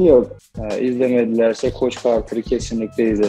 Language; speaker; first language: Turkish; native; Turkish